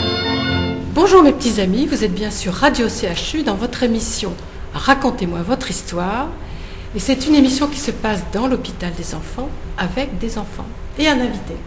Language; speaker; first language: French; native; French